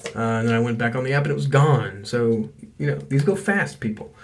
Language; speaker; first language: English; native; English